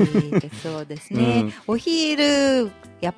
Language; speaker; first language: Japanese; non-native, fluent; Russian